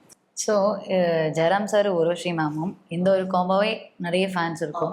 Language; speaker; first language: Tamil; non-native, learner; Malayalam